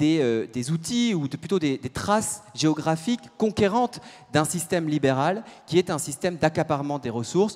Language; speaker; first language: French; native; French